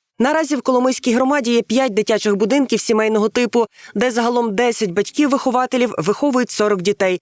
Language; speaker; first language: Ukrainian; native; Ukrainian